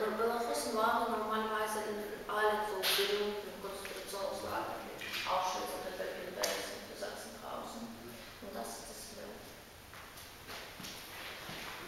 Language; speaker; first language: German; non-native, learner; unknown